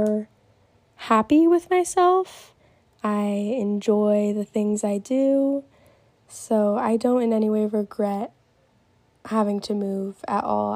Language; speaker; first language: English; native; English